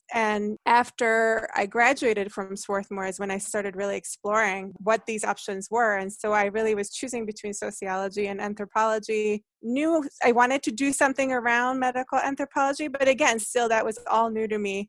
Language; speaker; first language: English; non-native, fluent; Hungarian